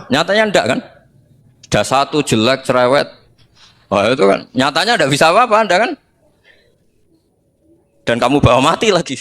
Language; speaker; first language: Indonesian; non-native, local second language; Javanese